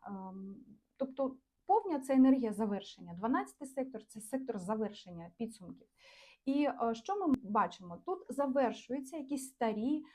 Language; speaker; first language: Ukrainian; non-native, local second language; Russian